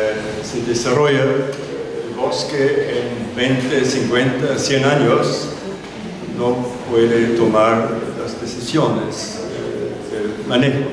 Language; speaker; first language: Spanish; non-native, fluent; German